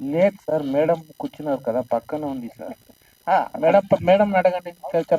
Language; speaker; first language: Telugu; non-native, local second language; Hindi